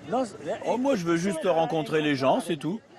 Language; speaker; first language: French; native; French